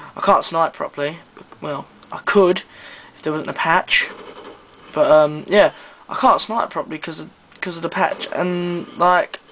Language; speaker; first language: English; native; English